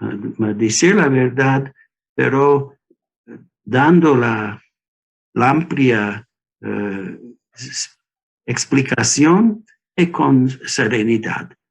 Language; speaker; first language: Spanish; non-native, learner; English